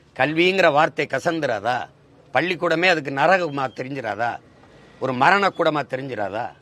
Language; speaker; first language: Tamil; native; Tamil